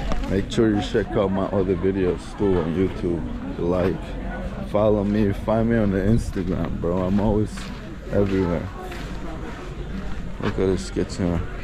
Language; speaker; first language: English; native; English